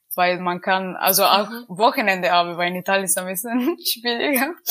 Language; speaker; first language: German; non-native, learner; Italian